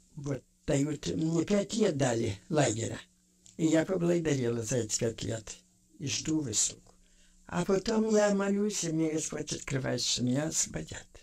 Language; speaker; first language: Russian; native; Russian